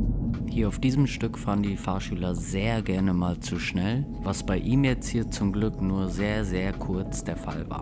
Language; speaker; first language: German; native; German